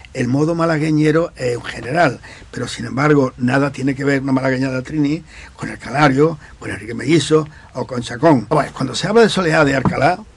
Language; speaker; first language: Spanish; native; Spanish